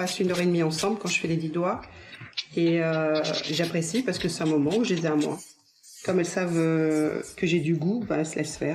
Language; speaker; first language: French; native; French